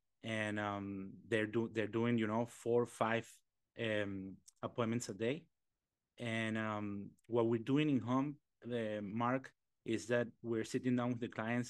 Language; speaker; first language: English; non-native, fluent; Spanish